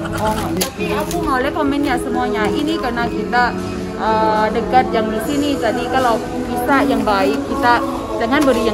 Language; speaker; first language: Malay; non-native, fluent; Thai